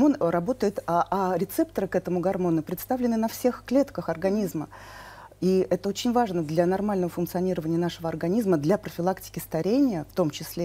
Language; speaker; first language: Russian; native; Russian